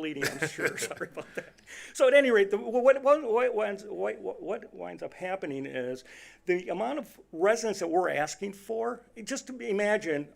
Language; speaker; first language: English; native; English